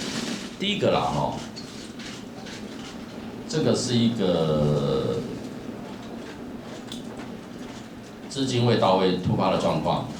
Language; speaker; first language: Chinese; native; Chinese